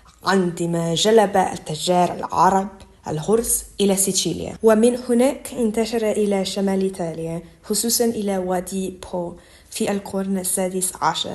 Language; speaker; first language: Arabic; non-native, learner; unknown